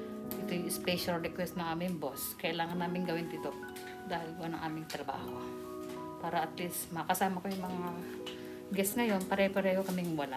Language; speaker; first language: Filipino; native; Filipino